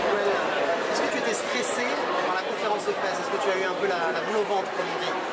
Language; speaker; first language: French; native; French